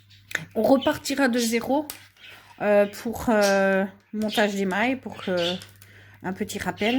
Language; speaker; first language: French; native; French